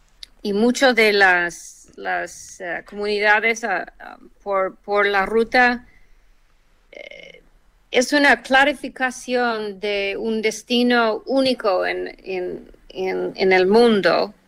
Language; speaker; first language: Spanish; non-native, fluent; English